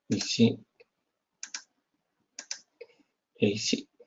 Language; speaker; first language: French; non-native, fluent; Spanish